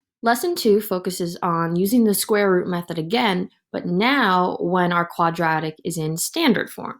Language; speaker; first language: English; native; English